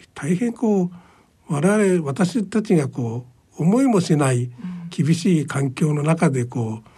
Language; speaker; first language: Japanese; native; Japanese